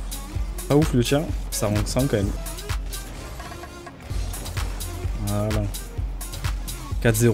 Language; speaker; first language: French; native; French